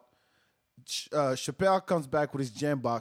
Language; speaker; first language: English; non-native, fluent; Wolof